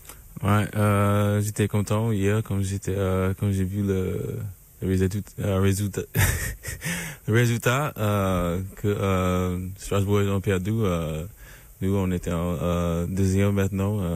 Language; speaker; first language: French; non-native, learner; English